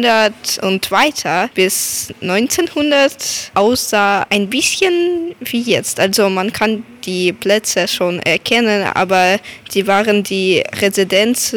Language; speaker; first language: German; non-native, fluent; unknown